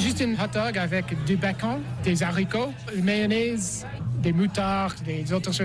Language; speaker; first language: French; non-native, learner; English